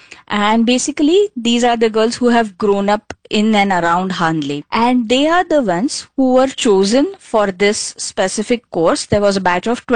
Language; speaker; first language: English; non-native, local second language; Marathi